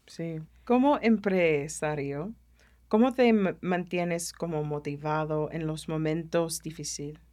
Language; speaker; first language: Spanish; early bilingual, heritage; Spanish